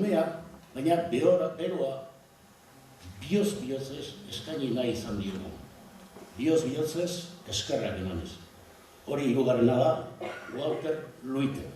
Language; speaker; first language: Basque; native; Basque